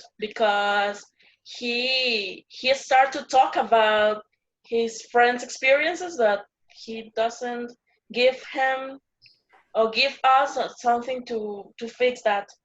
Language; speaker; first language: English; non-native, learner; Spanish